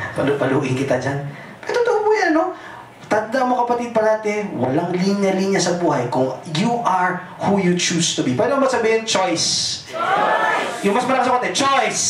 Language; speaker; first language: Filipino; non-native, local second language; Cebuano